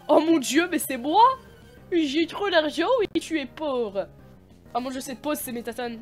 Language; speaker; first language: French; native; French